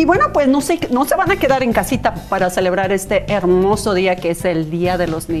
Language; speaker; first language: Spanish; native; Spanish